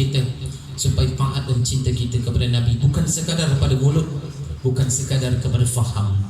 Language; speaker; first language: Malay; native; Malay